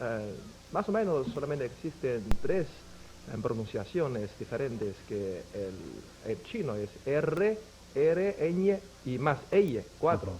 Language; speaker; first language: Spanish; non-native, fluent; Chinese